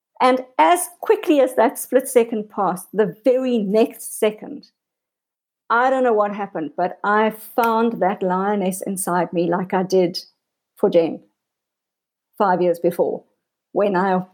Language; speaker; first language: English; native; English